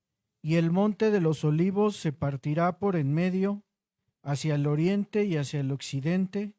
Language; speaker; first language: Spanish; native; Spanish